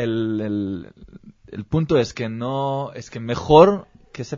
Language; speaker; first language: Spanish; non-native, learner; Hebrew